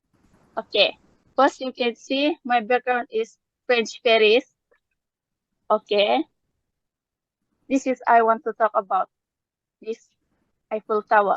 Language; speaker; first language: English; non-native, learner; Malay